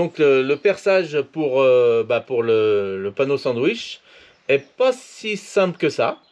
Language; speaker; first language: French; native; French